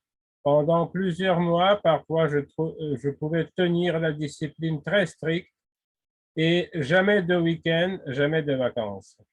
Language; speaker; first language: French; non-native, fluent; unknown